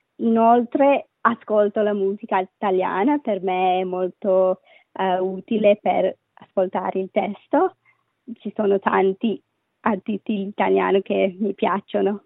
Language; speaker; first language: Italian; non-native, learner; Sinhala